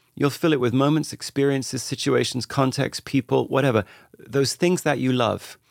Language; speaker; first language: English; native; English